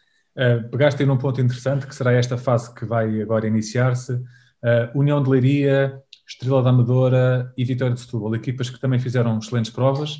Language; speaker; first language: Portuguese; native; Portuguese